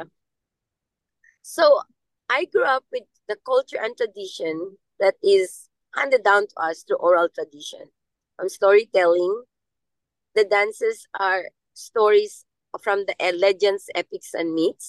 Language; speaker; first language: English; non-native, local second language; Maranao